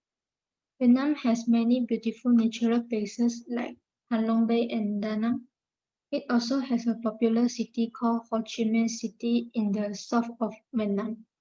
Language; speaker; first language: English; non-native, learner; Malay